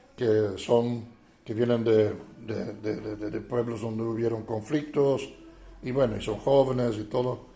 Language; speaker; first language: Spanish; non-native, fluent; Dutch